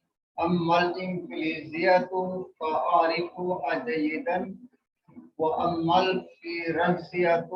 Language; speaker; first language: Arabic; non-native, learner; Urdu